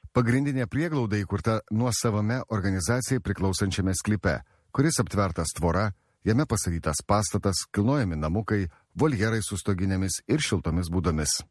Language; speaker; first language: Lithuanian; native; Lithuanian